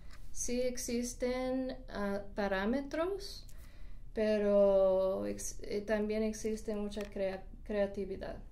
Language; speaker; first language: Spanish; non-native, fluent; English